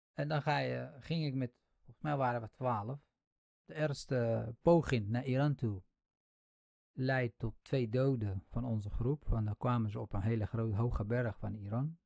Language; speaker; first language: Dutch; non-native, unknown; Kurdish